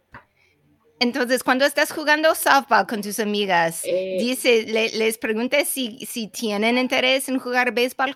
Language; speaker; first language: Spanish; non-native, fluent; English